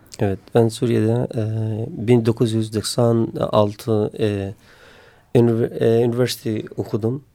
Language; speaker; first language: Turkish; non-native, learner; Kurdish